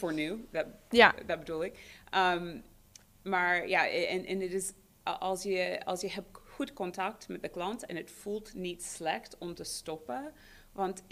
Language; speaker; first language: Dutch; non-native, fluent; English